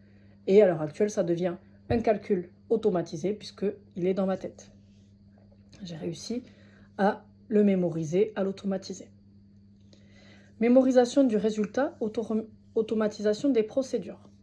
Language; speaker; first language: French; native; French